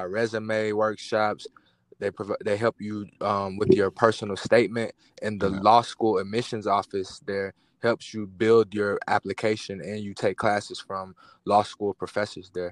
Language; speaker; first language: English; native; English